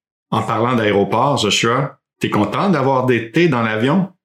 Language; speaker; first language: French; early bilingual, heritage; French